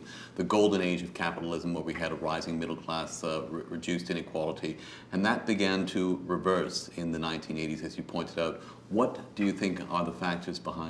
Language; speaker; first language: English; native; English